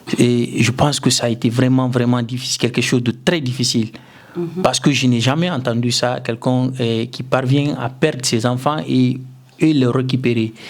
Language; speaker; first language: French; non-native, local second language; Susu